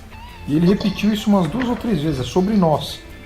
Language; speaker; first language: Portuguese; native; Portuguese